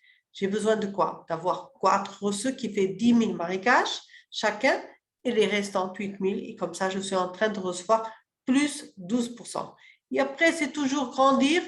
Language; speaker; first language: French; early bilingual, other home language; Portuguese